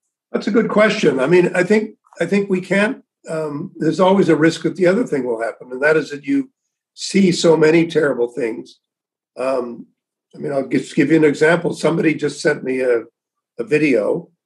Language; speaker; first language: English; native; English